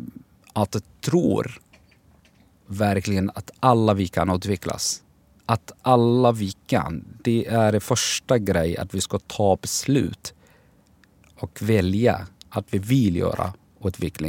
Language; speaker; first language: Swedish; non-native, fluent; Arabic